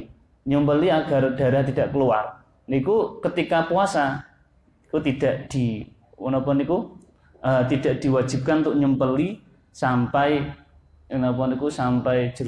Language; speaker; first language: Indonesian; non-native, local second language; Javanese